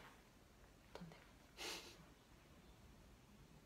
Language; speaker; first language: Spanish; early bilingual, heritage; English